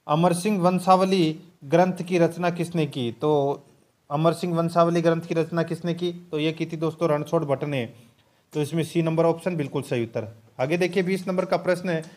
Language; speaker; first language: Hindi; native; Hindi